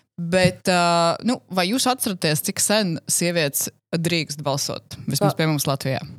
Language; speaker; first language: Latvian; native; Latvian